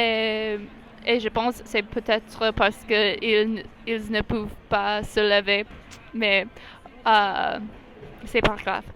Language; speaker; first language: French; non-native, learner; English